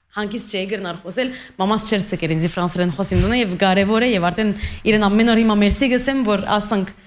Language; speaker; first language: Armenian; early bilingual, heritage; Armenian